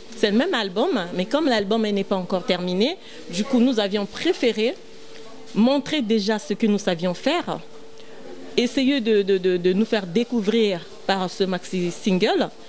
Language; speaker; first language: French; non-native, local second language; Lingala